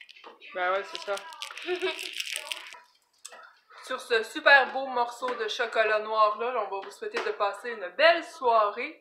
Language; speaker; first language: French; native; French